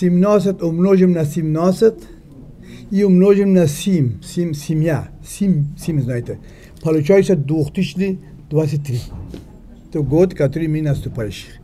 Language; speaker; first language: Russian; non-native, learner; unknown